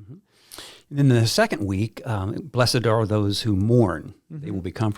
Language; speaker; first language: English; native; English